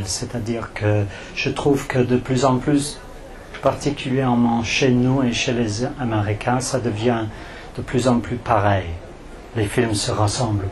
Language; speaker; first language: French; non-native, fluent; English